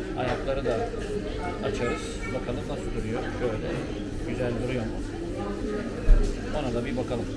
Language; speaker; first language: Turkish; native; Turkish